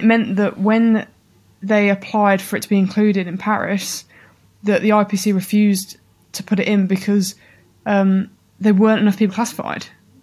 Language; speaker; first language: English; native; English